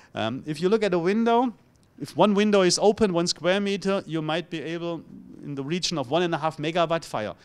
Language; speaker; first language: English; non-native, fluent; German